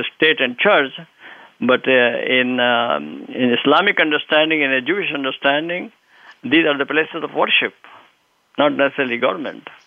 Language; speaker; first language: English; non-native, local second language; Urdu